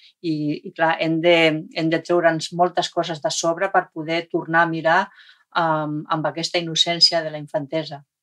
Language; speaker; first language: Catalan; non-native, local second language; Spanish